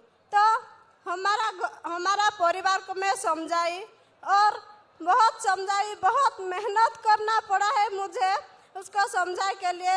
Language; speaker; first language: Hindi; non-native, local second language; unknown